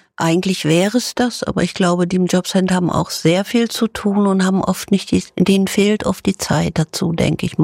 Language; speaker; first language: German; native; German